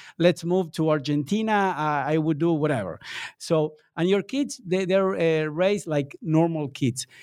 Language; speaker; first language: English; non-native, fluent; Spanish